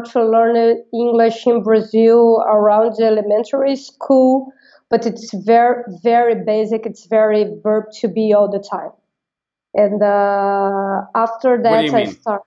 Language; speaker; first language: English; non-native, fluent; Portuguese